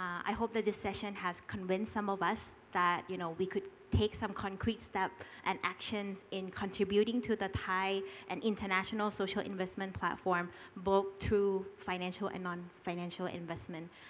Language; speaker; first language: English; non-native, fluent; Thai